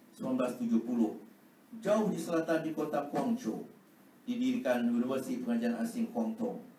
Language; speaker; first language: Malay; native; Malay